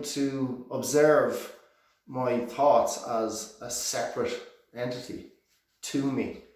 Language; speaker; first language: English; native; English